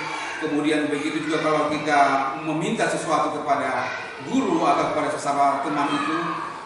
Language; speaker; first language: Indonesian; native; Indonesian